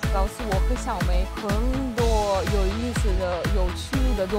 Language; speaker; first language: Chinese; non-native, fluent; Russian